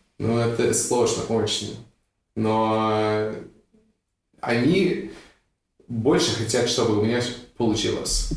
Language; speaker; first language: Russian; non-native, fluent; English